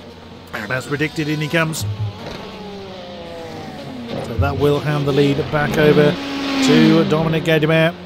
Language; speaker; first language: English; native; English